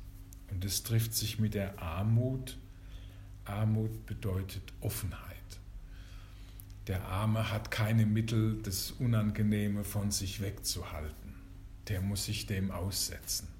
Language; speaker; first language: German; native; German